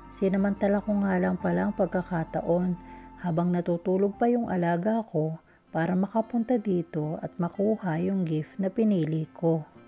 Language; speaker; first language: Filipino; native; Filipino